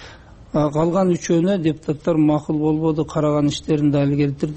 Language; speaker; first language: Kyrgyz; native; Kyrgyz